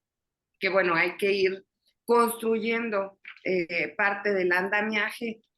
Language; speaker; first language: Spanish; native; Spanish